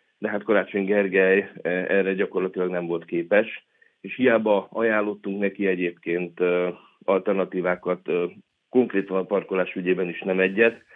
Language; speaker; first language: Hungarian; native; Hungarian